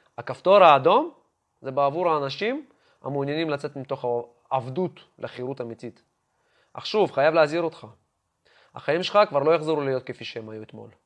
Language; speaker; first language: Hebrew; non-native, fluent; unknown